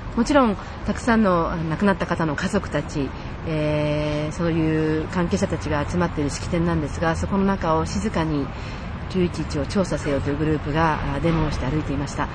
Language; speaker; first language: Japanese; native; Japanese